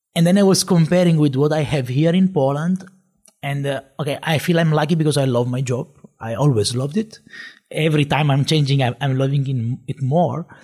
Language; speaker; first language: English; non-native, fluent; Italian